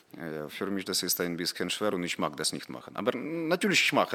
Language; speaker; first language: German; non-native, fluent; Ukrainian